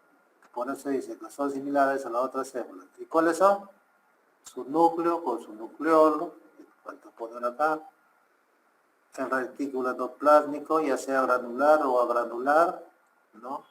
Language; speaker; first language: Spanish; native; Spanish